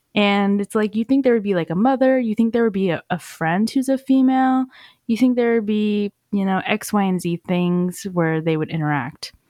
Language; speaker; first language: English; native; English